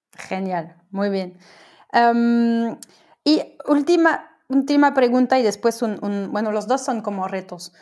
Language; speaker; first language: Spanish; non-native, fluent; French